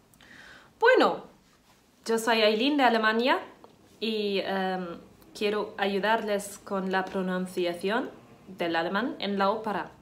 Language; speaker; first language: Spanish; non-native, fluent; German